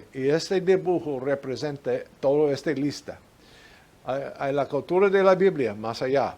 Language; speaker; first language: Spanish; non-native, fluent; English